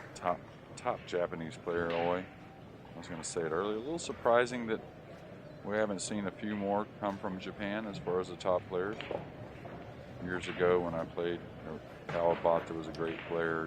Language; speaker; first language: English; native; English